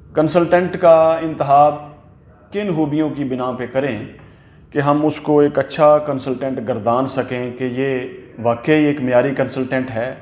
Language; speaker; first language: Urdu; non-native, local second language; Punjabi